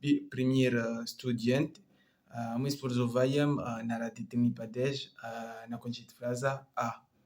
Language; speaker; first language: Russian; non-native, learner; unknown